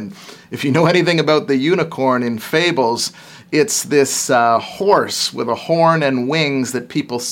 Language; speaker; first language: English; native; English